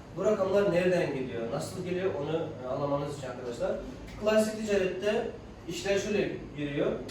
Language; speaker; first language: Turkish; non-native, fluent; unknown